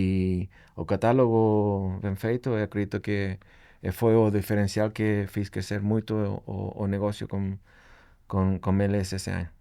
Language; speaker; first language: Portuguese; non-native, fluent; Spanish